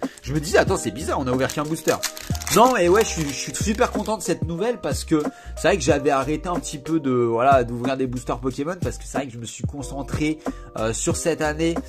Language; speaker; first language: French; native; French